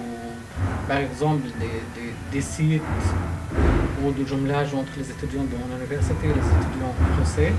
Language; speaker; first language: French; non-native, fluent; Arabic